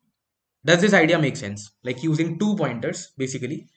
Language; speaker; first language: English; non-native, local second language; Hindi